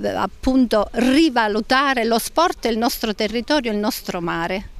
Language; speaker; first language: Italian; native; Italian